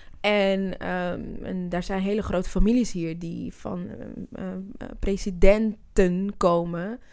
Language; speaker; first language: Dutch; native; Dutch